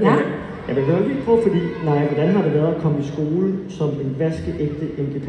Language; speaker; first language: Danish; native; Danish